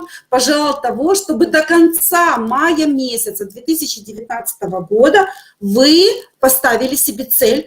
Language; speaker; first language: Russian; native; Russian